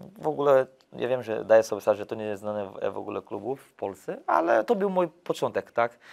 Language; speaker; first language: Polish; non-native, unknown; Portuguese